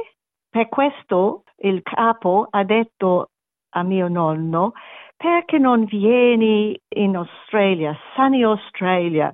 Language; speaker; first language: Italian; non-native, learner; German